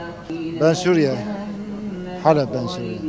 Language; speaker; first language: Turkish; non-native, learner; Arabic